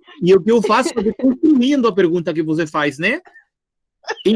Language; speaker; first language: Portuguese; non-native, fluent; Spanish